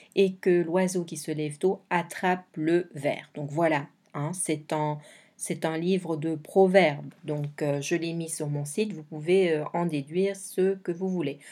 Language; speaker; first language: French; native; French